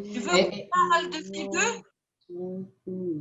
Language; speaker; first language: French; non-native, fluent; Arabic